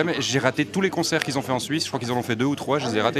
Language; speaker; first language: French; native; French